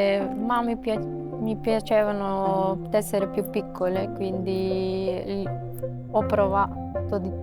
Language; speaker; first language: Italian; non-native, fluent; Macedonian